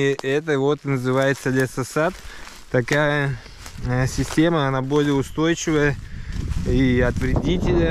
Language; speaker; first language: Russian; native; Russian